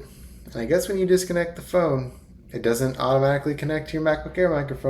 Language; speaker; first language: English; native; English